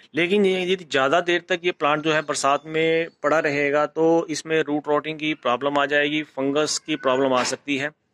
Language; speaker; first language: Hindi; native; Hindi